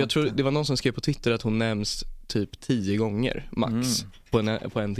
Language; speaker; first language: Swedish; native; Swedish